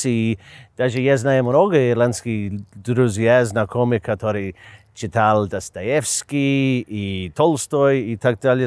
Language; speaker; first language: Russian; non-native, learner; English